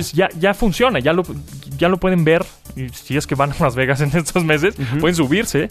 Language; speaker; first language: Spanish; native; Spanish